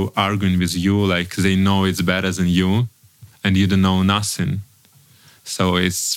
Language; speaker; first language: English; non-native, learner; Russian